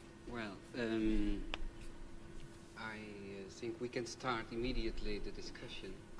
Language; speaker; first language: English; non-native, fluent; Dutch